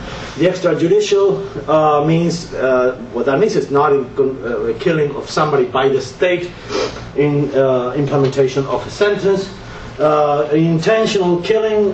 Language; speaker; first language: English; non-native, fluent; Spanish